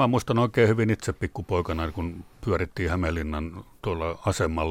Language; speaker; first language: Finnish; native; Finnish